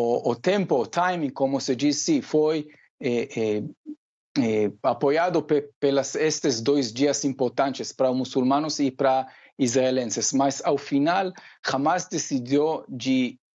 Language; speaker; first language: Portuguese; non-native, fluent; Hebrew